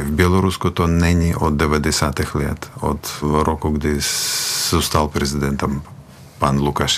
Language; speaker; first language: Czech; non-native, fluent; Belarusian